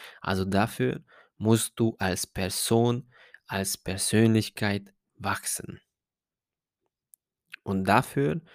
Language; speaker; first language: German; non-native, fluent; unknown